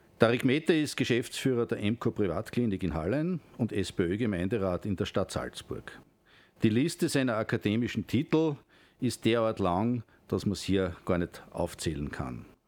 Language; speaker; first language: German; native; German